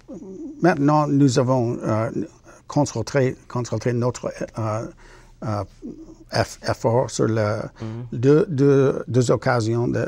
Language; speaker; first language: French; non-native, learner; English